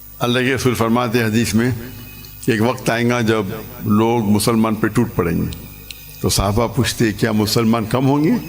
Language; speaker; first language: Urdu; non-native, local second language; English